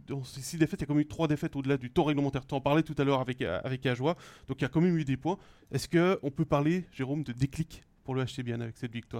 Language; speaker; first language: French; native; French